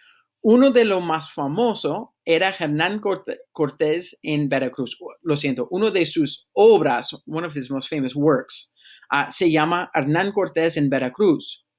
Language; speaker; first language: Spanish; non-native, fluent; English